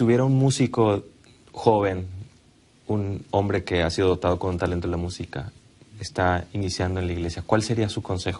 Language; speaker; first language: Spanish; native; Spanish